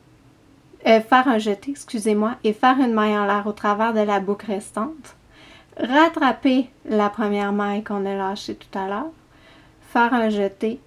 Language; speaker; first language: French; native; French